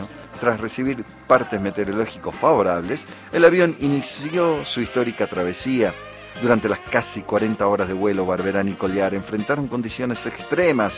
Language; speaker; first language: Spanish; native; Spanish